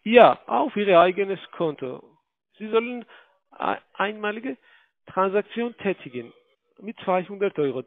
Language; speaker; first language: German; non-native, fluent; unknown